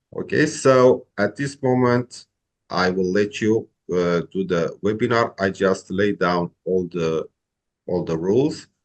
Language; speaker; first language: English; non-native, fluent; Romanian